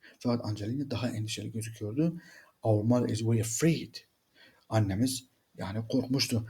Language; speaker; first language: Turkish; native; Turkish